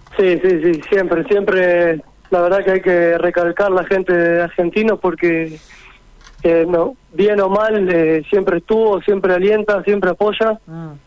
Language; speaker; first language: Spanish; native; Spanish